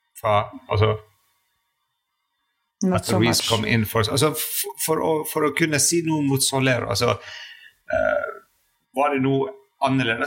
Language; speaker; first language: Norwegian; non-native, fluent; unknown